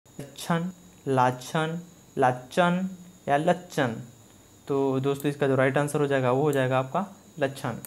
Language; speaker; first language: Hindi; native; Hindi